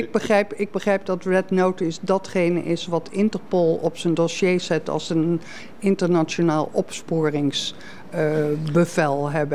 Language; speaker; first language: Dutch; native; Dutch